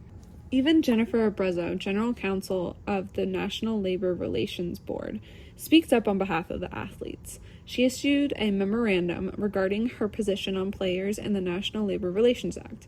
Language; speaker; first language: English; native; English